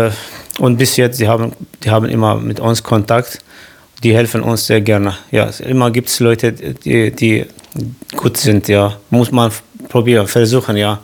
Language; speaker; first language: German; non-native, learner; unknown